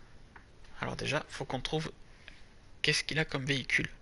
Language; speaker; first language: French; native; French